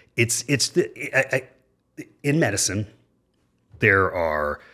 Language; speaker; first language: English; native; English